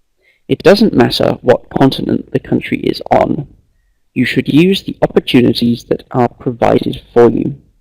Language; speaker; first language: English; non-native, fluent; Russian